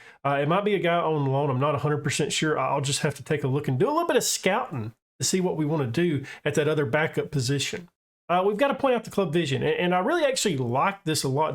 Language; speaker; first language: English; native; English